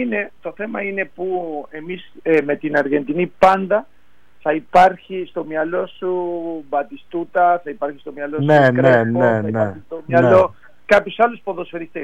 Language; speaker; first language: Greek; non-native, fluent; Spanish